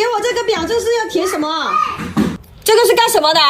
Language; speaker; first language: Chinese; native; Chinese